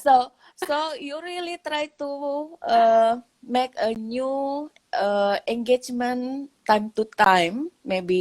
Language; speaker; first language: English; non-native, local second language; Indonesian